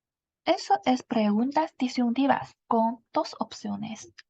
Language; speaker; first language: Spanish; non-native, fluent; Chinese